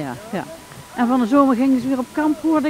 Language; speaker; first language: Dutch; native; Dutch